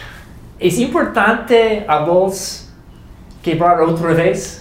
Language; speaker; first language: Spanish; non-native, learner; English